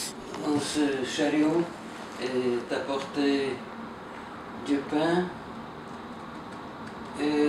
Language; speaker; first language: French; non-native, fluent; Russian